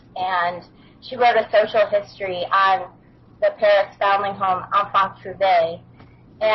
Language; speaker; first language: English; native; English